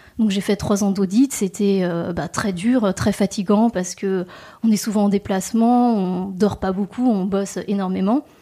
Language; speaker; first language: French; native; French